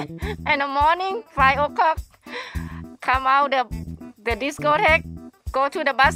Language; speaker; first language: English; non-native, learner; Thai